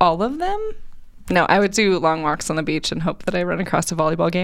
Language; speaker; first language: English; native; English